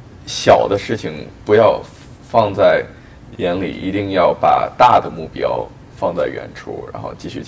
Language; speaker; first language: Chinese; early bilingual, heritage; Chinese